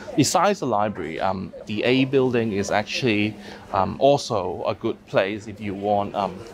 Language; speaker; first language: English; non-native, local second language; Cantonese